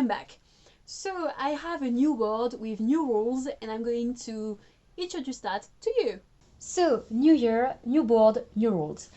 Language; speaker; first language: English; non-native, fluent; French